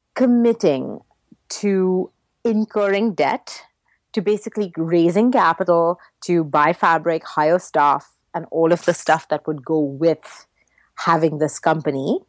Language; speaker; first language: English; native; English